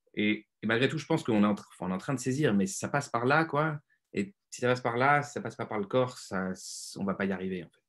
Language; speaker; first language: French; native; French